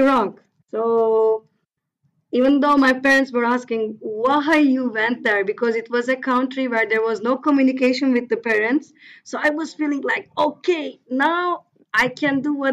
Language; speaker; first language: English; non-native, fluent; Turkish